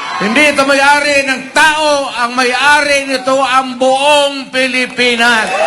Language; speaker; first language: Filipino; non-native, local second language; Cebuano